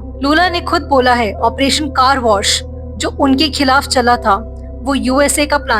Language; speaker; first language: Hindi; native; Hindi